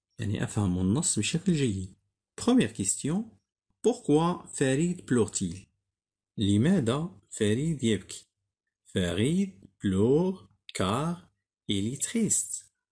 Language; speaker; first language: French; non-native, local second language; Arabic